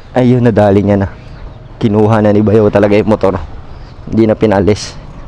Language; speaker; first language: Filipino; native; Filipino